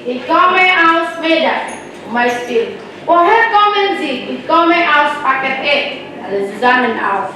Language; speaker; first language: German; non-native, learner; Indonesian